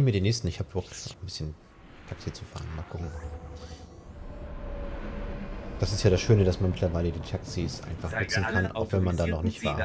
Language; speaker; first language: German; native; German